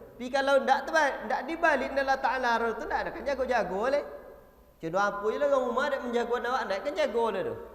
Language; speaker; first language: Malay; non-native, local second language; Minangkabau